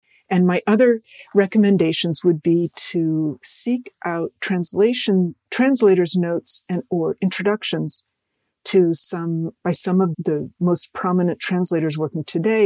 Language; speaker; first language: English; native; English